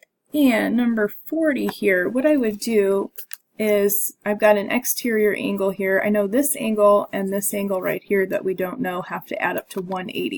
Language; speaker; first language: English; native; English